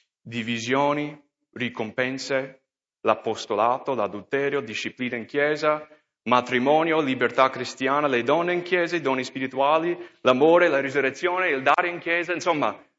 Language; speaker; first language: Italian; non-native, fluent; English